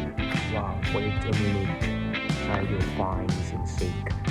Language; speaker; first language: English; non-native, learner; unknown